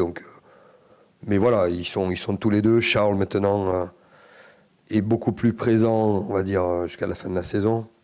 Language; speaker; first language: French; native; French